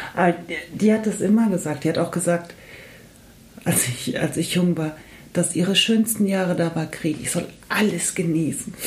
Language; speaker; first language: German; native; German